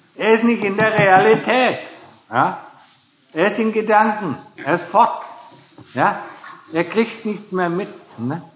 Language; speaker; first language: German; non-native, fluent; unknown